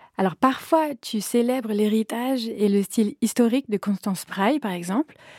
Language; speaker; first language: French; native; French